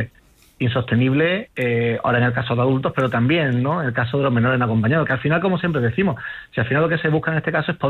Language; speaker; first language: Spanish; native; Spanish